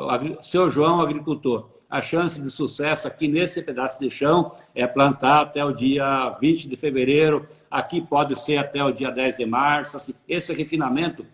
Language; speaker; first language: Portuguese; native; Portuguese